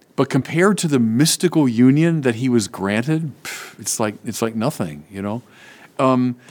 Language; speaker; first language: English; native; English